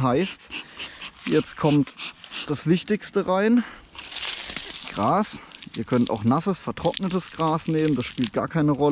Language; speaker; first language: German; native; German